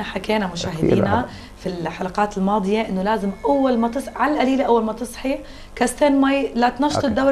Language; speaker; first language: Arabic; native; Arabic